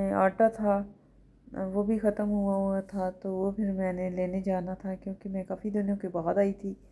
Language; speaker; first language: Urdu; native; Urdu